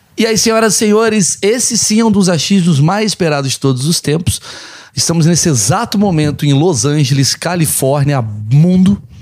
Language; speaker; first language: Portuguese; native; Portuguese